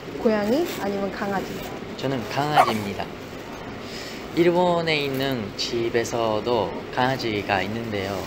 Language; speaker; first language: Korean; non-native, fluent; Japanese